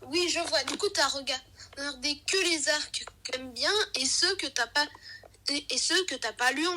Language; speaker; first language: French; native; French